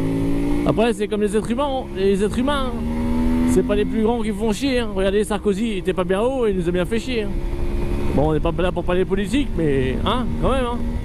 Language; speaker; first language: French; native; French